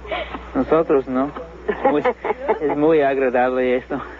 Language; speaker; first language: Spanish; non-native, fluent; English